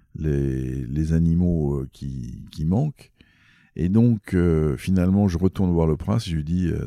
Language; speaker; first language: French; native; French